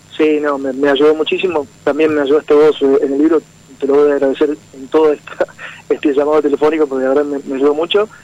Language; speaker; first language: Spanish; native; Spanish